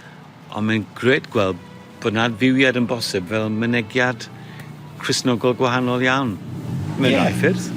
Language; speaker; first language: Welsh; native; Welsh